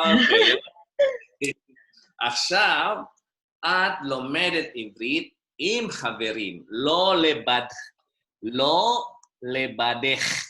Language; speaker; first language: Hebrew; non-native, fluent; Indonesian